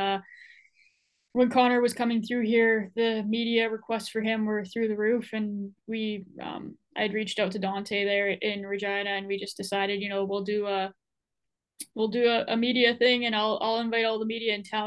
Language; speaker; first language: English; native; English